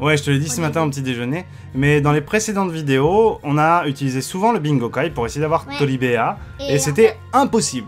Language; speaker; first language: French; native; French